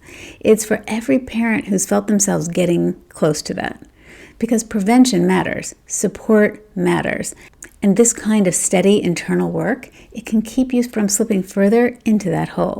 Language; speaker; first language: English; native; English